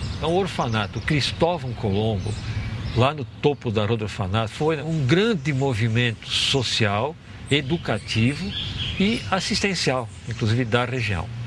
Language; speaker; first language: Portuguese; native; Portuguese